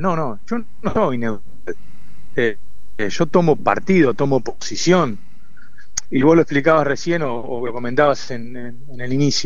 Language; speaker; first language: Spanish; native; Spanish